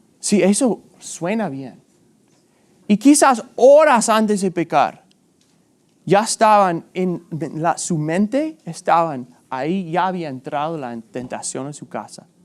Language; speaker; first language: Spanish; non-native, fluent; English